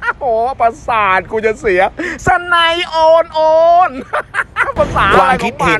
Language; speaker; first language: Thai; native; Thai